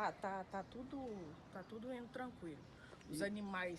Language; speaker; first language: Portuguese; native; Portuguese